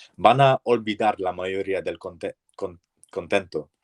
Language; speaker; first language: Spanish; non-native, learner; English